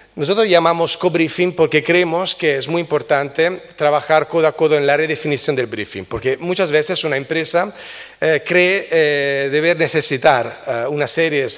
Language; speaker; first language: Spanish; non-native, fluent; Italian